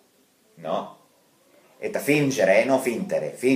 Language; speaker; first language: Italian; non-native, fluent; Russian